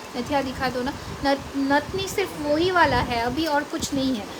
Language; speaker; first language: Hindi; non-native, local second language; Bangla